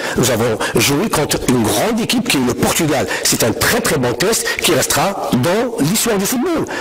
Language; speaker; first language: French; non-native, local second language; Arabic